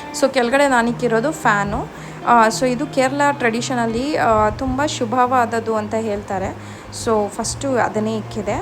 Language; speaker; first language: Kannada; non-native, local second language; Malayalam